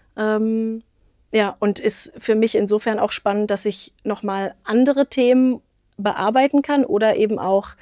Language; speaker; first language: German; native; German